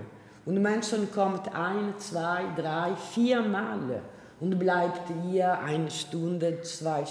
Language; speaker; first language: German; non-native, learner; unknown